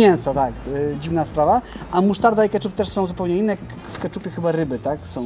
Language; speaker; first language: Polish; native; Polish